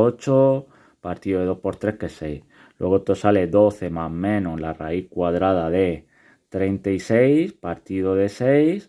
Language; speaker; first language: Spanish; native; Spanish